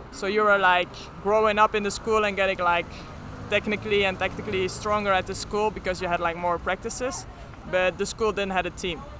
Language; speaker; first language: English; non-native, fluent; Dutch